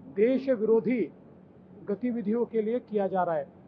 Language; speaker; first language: Hindi; non-native, local second language; Marathi